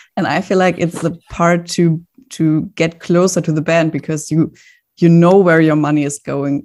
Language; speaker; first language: English; non-native, fluent; German